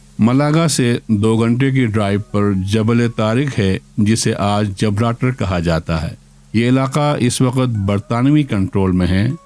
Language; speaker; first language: Urdu; non-native, local second language; Brahui